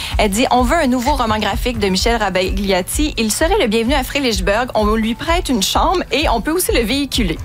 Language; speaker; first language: French; native; French